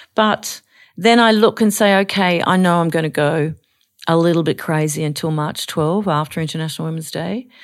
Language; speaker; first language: English; native; English